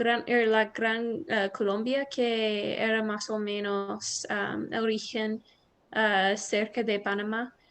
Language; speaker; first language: Spanish; non-native, learner; English